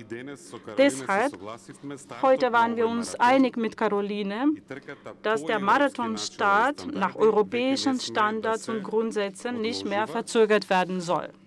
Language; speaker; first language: German; non-native, fluent; Macedonian